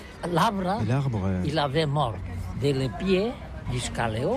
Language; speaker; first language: French; non-native, learner; Catalan